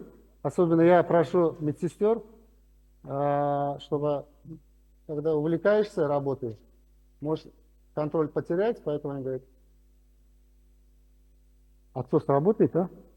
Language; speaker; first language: Russian; non-native, local second language; Uzbek